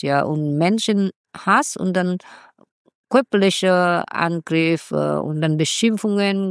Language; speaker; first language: German; non-native, fluent; Vietnamese